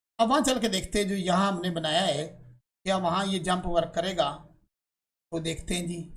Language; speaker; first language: Urdu; non-native, local second language; Punjabi